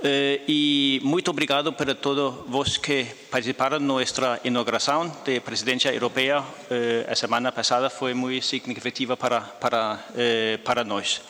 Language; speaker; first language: Portuguese; non-native, fluent; Danish